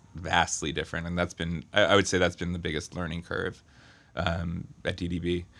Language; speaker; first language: English; native; English